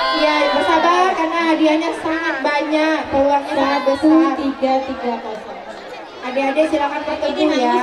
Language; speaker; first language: Malay; native; Malay